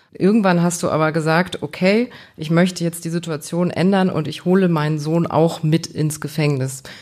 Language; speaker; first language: German; native; German